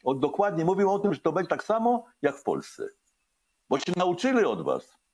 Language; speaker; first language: Polish; early bilingual, heritage; Hebrew